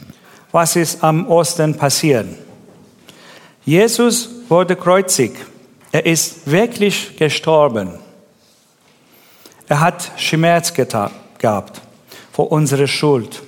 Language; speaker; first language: German; non-native, learner; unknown